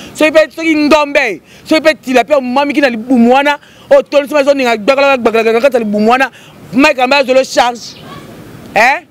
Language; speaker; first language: Lingala; native; Lingala